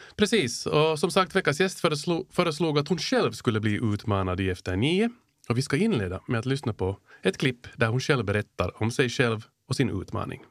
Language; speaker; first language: Swedish; native; Swedish